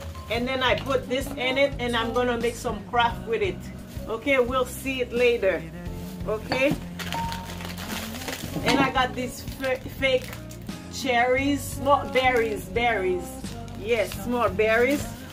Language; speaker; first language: English; non-native, fluent; Haitian Creole